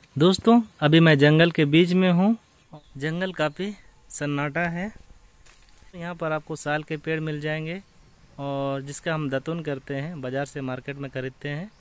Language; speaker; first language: Hindi; non-native, local second language; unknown